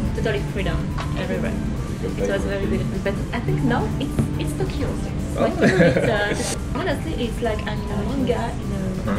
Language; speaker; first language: English; non-native, learner; French